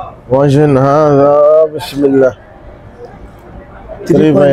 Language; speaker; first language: Arabic; non-native, learner; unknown